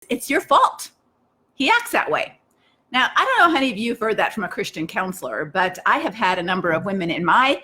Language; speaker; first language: English; native; English